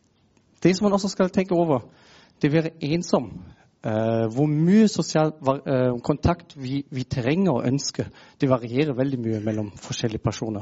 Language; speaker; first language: Norwegian; non-native, fluent; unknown